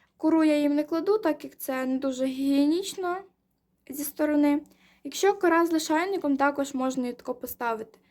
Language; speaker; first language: Ukrainian; non-native, local second language; Russian